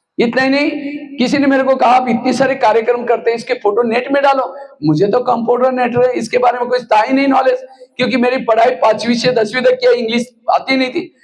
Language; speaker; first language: Hindi; non-native, local second language; Marathi